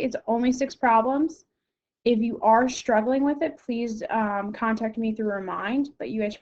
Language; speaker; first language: English; native; English